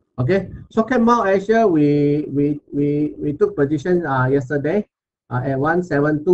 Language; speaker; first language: English; non-native, local second language; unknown